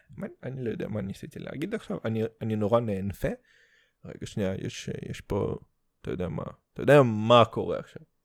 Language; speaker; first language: Hebrew; non-native, fluent; Russian